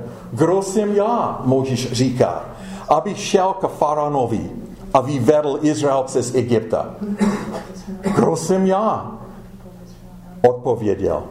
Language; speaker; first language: Czech; non-native, fluent; English